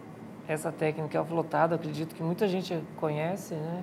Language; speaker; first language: Spanish; non-native, learner; Portuguese